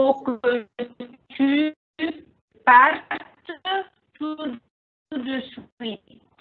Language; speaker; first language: French; non-native, learner; Arabic